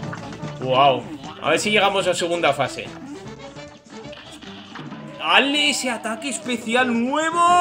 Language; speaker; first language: Spanish; native; Spanish